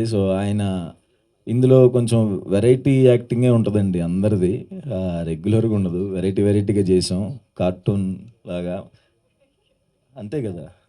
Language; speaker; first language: Telugu; native; Telugu